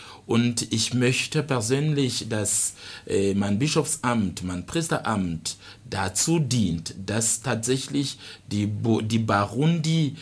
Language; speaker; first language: German; non-native, fluent; Rundi